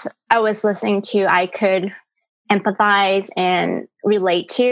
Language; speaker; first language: English; early bilingual, other home language; Cantonese